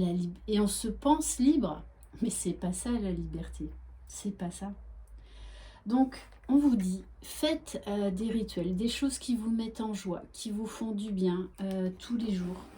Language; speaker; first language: French; native; French